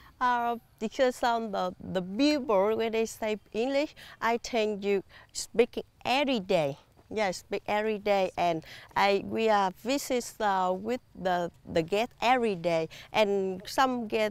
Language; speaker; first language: English; non-native, learner; Vietnamese